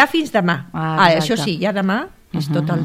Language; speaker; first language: Catalan; native; Catalan